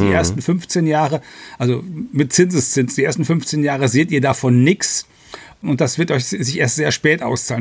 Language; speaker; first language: German; native; German